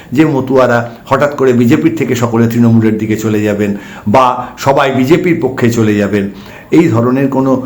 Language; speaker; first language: Bangla; native; Bangla